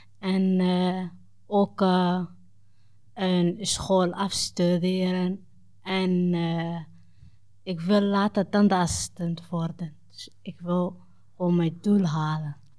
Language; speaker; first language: Dutch; non-native, learner; Somali